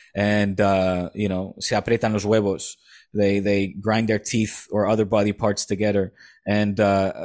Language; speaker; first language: English; non-native, fluent; Dutch